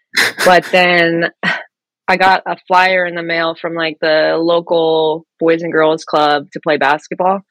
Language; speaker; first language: English; early bilingual, other home language; French